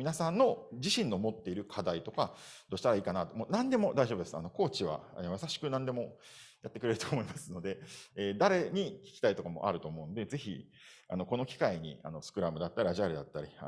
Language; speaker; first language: Japanese; native; Japanese